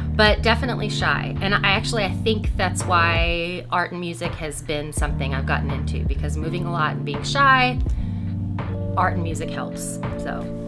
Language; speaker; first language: English; native; English